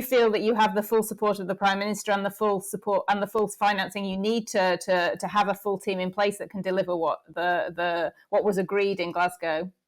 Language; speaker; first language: English; native; English